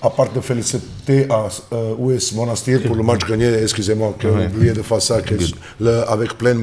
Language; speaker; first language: French; non-native, learner; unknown